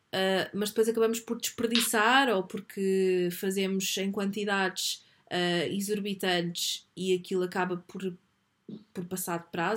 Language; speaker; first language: Portuguese; native; Portuguese